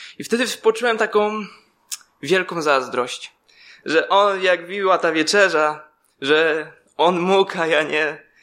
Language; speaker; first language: Polish; native; Polish